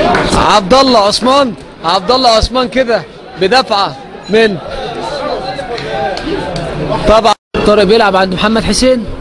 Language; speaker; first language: Arabic; native; Arabic